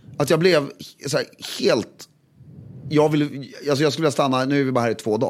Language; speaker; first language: Swedish; native; Swedish